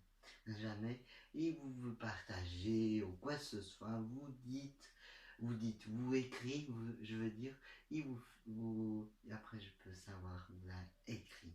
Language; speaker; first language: French; non-native, learner; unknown